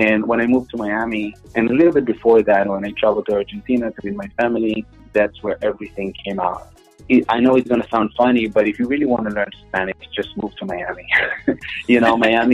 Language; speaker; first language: English; non-native, fluent; Hebrew